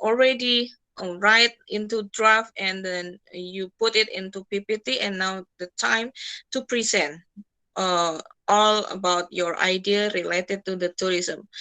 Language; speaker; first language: English; non-native, fluent; Indonesian